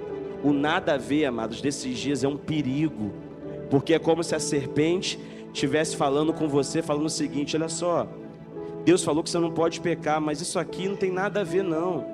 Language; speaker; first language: Portuguese; native; Portuguese